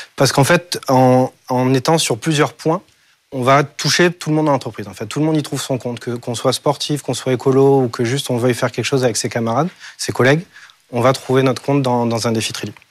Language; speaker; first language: French; native; French